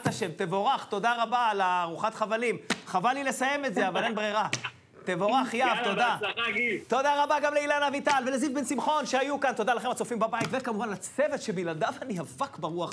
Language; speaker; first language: Hebrew; native; Hebrew